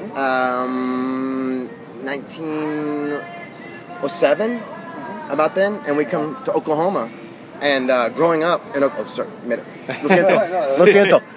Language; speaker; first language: English; early bilingual, other home language; Spanish